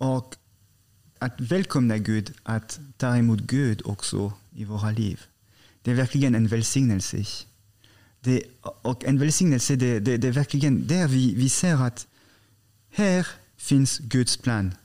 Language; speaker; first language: Swedish; non-native, fluent; French